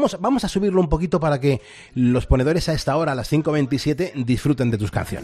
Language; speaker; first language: Spanish; native; Spanish